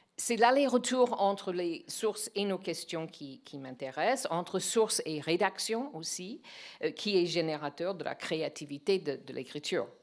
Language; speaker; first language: French; non-native, fluent; English